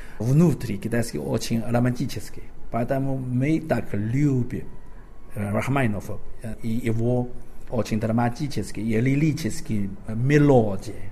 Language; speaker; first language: Russian; non-native, learner; Chinese